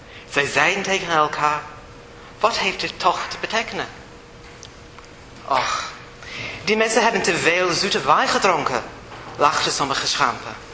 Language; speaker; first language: Dutch; non-native, fluent; English